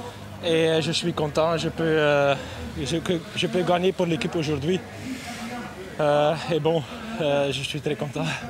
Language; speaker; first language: French; non-native, learner; Dutch